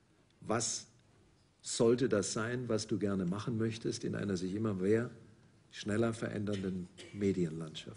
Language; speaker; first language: German; native; German